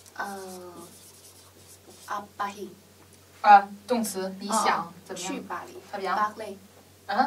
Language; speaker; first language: French; non-native, learner; Chinese